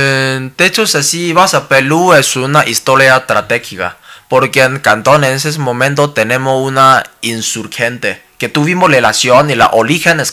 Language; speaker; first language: Spanish; non-native, learner; Cantonese